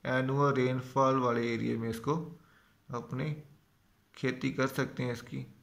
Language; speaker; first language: Hindi; non-native, local second language; Punjabi